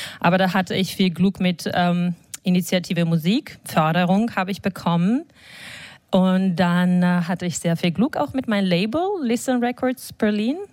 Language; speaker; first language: German; non-native, fluent; Georgian